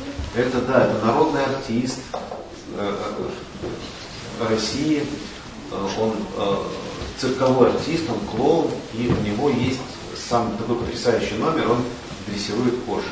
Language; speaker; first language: Russian; native; Russian